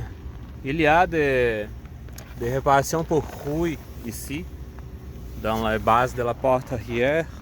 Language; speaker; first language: French; non-native, learner; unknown